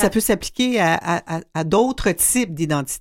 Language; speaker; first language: French; native; French